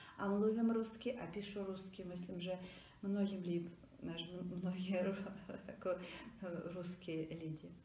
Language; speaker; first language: Czech; non-native, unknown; Tatar